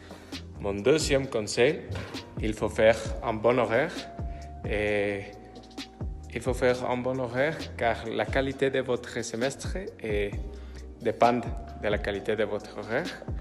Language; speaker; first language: French; non-native, learner; Spanish